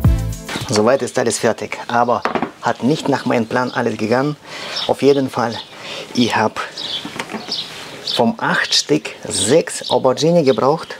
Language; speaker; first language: German; non-native, learner; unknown